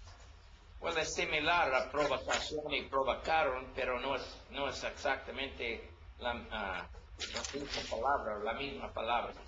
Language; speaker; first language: Spanish; non-native, learner; English